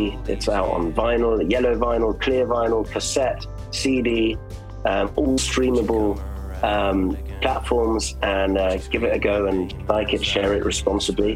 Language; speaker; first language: English; early bilingual, other home language; German